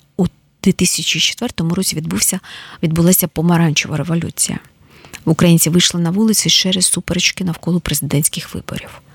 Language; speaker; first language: Ukrainian; native; Ukrainian